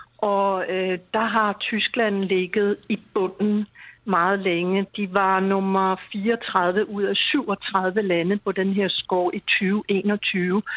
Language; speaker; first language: Danish; native; Danish